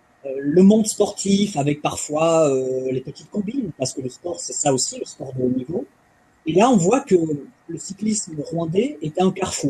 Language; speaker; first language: French; native; French